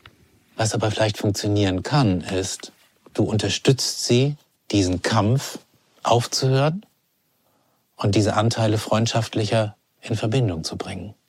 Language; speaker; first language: German; native; German